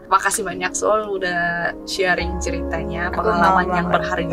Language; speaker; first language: Indonesian; non-native, fluent; Korean